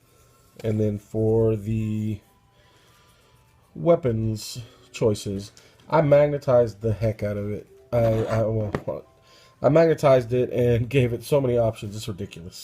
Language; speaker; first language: English; native; English